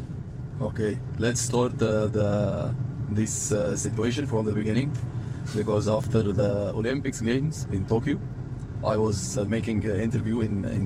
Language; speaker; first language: English; non-native, fluent; Arabic